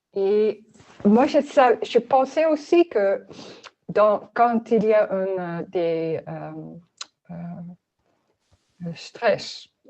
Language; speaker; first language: French; non-native, learner; Dutch